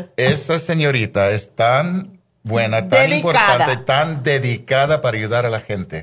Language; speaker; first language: Spanish; non-native, fluent; English